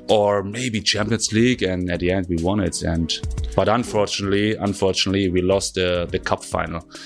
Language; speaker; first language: English; non-native, fluent; German